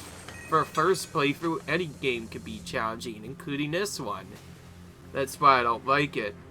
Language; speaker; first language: English; native; English